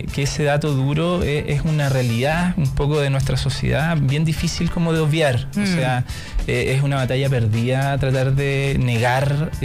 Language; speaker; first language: Spanish; native; Spanish